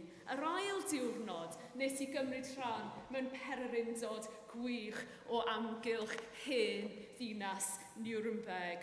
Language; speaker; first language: Welsh; non-native, fluent; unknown